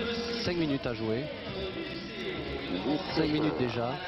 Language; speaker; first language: French; native; French